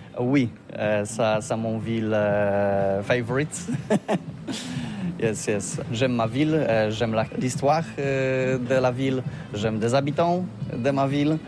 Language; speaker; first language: French; non-native, learner; Polish